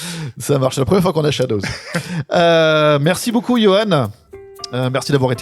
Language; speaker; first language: French; native; French